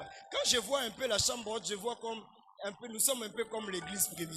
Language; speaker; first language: French; non-native, local second language; Lingala